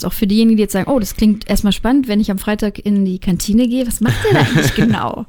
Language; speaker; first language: German; native; German